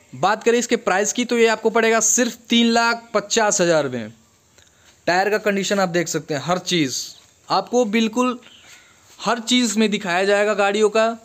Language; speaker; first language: Hindi; native; Hindi